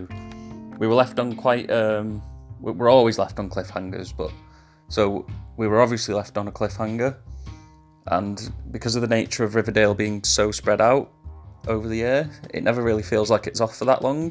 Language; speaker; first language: English; native; English